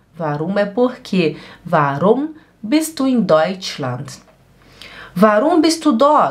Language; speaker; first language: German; non-native, fluent; Portuguese